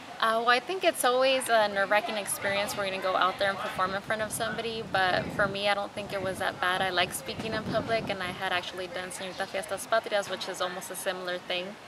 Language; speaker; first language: English; early bilingual, other home language; Spanish